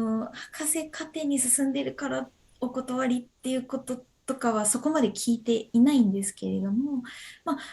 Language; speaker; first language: Japanese; native; Japanese